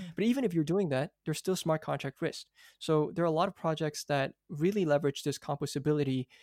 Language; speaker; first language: English; non-native, local second language; Cantonese